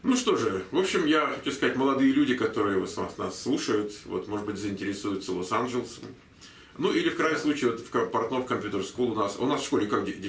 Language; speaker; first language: Russian; native; Russian